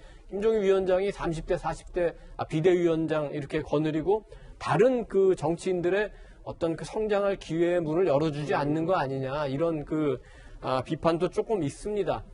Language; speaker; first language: Korean; native; Korean